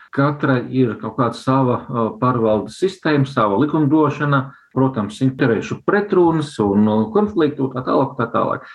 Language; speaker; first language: Latvian; non-native, local second language; Russian